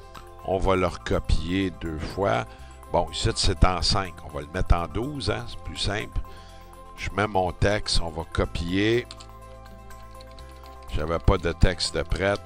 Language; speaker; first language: French; native; French